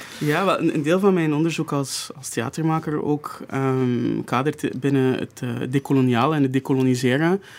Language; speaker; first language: Dutch; early bilingual, other home language; Morisyen